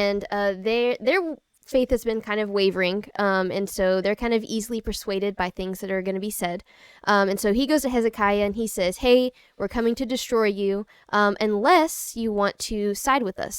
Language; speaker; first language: English; native; English